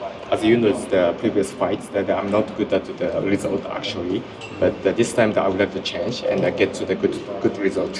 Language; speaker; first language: English; non-native, fluent; Japanese